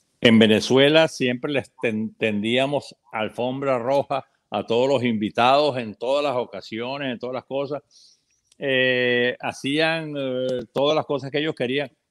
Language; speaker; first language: Spanish; native; Spanish